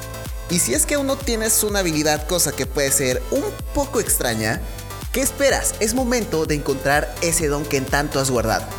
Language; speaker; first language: Spanish; native; Spanish